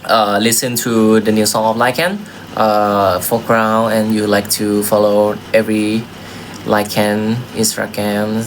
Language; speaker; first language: English; non-native, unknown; Thai